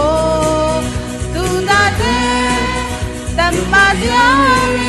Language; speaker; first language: Burmese; non-native, local second language; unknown